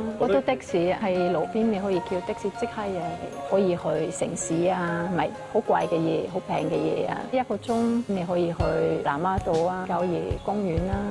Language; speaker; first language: Cantonese; non-native, fluent; French